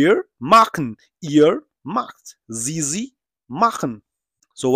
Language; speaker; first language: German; non-native, fluent; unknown